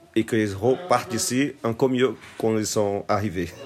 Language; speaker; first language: French; non-native, fluent; Portuguese